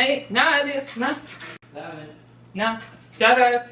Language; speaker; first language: Amharic; non-native, learner; Arabic